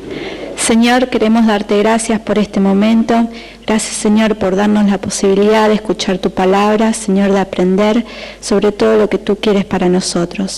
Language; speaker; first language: Spanish; native; Spanish